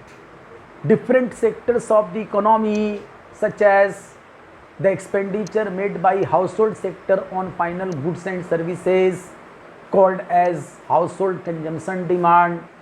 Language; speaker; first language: English; non-native, local second language; Hindi